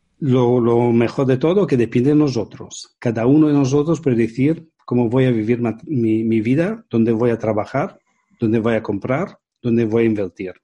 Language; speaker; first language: Spanish; non-native, fluent; Italian